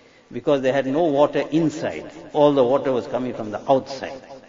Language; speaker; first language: English; native; English